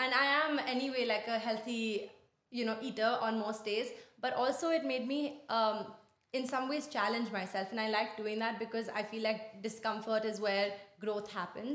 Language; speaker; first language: English; non-native, local second language; Hindi